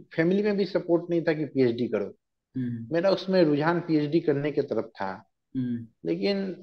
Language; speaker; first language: Hindi; native; Hindi